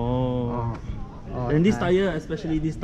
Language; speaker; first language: English; non-native, learner; Cantonese